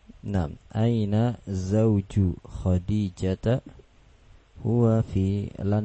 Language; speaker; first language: Arabic; non-native, fluent; Indonesian